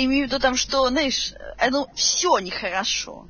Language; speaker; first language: Russian; native; Russian